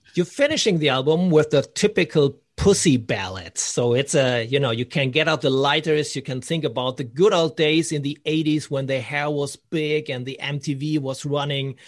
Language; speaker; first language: English; non-native, fluent; German